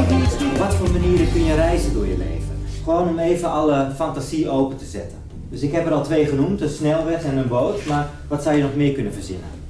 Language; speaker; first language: Dutch; native; Dutch